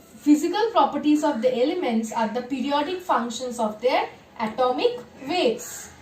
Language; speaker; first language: English; non-native, local second language; Bangla